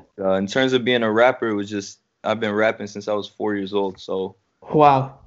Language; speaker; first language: English; native; English